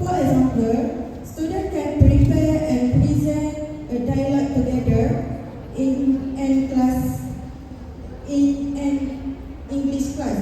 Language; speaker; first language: English; non-native, learner; Malay